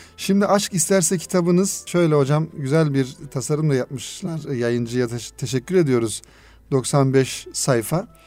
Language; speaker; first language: Turkish; native; Turkish